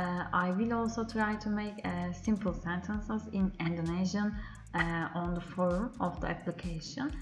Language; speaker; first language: English; non-native, learner; Turkish